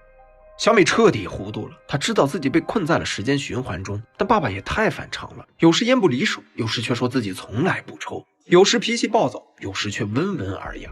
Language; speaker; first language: Chinese; native; Chinese